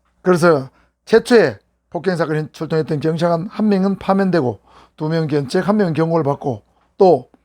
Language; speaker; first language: Korean; native; Korean